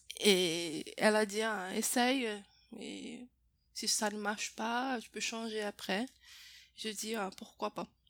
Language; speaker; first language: French; non-native, fluent; Portuguese